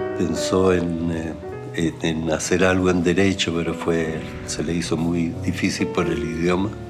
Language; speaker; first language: Spanish; early bilingual, other home language; German